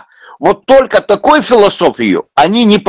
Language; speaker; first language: Russian; non-native, local second language; Lithuanian